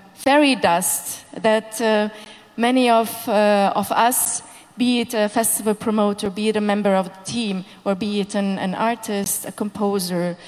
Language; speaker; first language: English; non-native, fluent; Hungarian